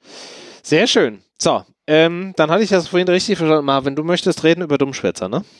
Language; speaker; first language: German; native; German